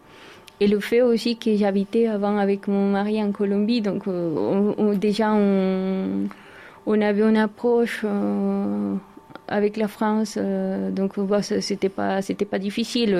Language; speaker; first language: French; non-native, learner; Spanish